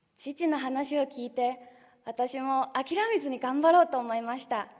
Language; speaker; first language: Japanese; non-native, fluent; Chinese